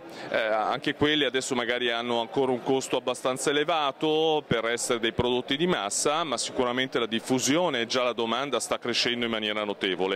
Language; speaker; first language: Italian; native; Italian